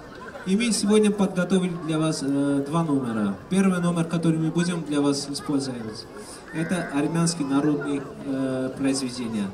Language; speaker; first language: Russian; non-native, fluent; Armenian